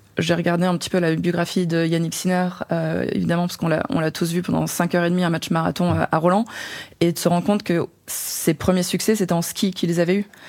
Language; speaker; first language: French; native; French